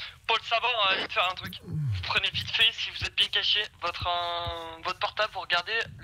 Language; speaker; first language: French; native; French